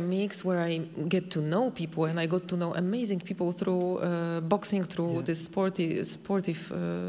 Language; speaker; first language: English; non-native, fluent; Polish